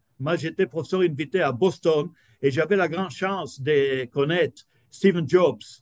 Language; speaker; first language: French; non-native, fluent; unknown